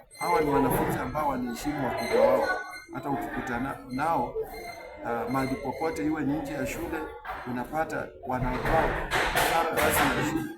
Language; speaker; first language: Swahili; non-native, local second language; Luyia